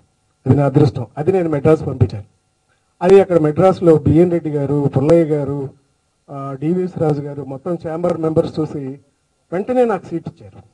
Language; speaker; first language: Telugu; native; Telugu